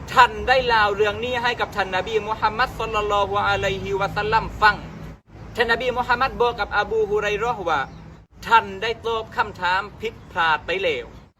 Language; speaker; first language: Thai; non-native, local second language; Malay